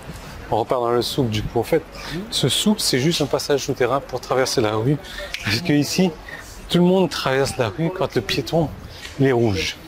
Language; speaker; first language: French; native; French